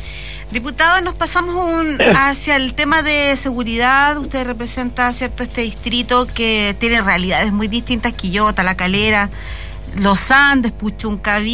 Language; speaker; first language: Spanish; native; Spanish